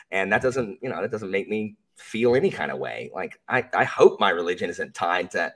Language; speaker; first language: English; native; English